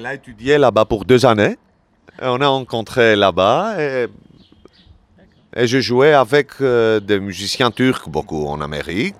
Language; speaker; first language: French; non-native, learner; Greek